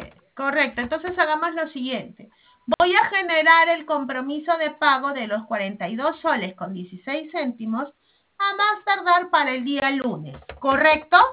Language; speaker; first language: Spanish; native; Spanish